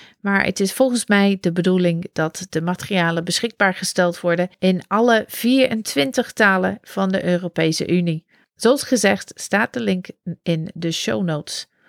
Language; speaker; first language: Dutch; non-native, fluent; English